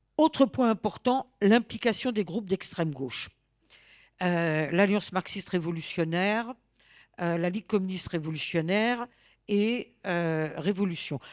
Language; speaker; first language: French; native; French